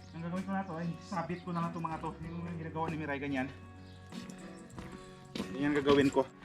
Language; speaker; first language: Filipino; native; Filipino